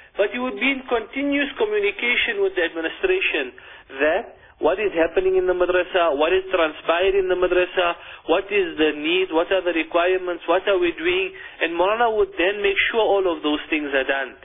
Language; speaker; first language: English; native; English